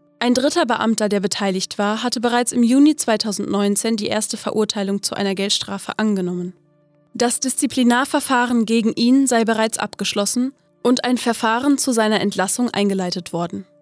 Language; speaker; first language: German; native; German